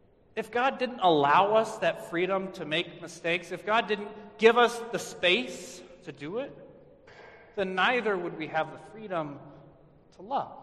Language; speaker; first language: English; native; English